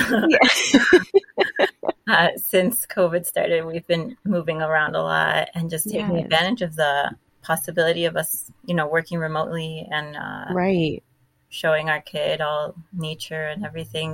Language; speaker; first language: English; native; English